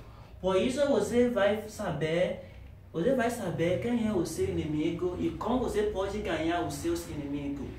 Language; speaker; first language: Portuguese; non-native, learner; Yoruba